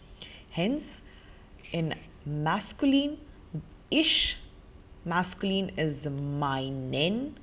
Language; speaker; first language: German; non-native, fluent; Hindi